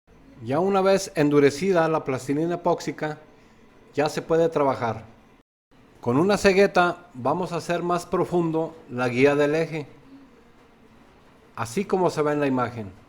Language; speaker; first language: Spanish; native; Spanish